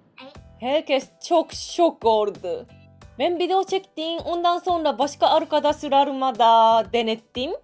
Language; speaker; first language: Turkish; non-native, learner; Japanese